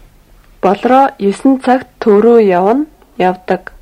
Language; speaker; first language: Mongolian; native; Mongolian